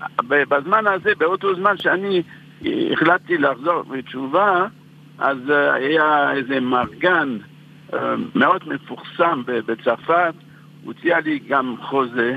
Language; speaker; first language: Hebrew; non-native, fluent; French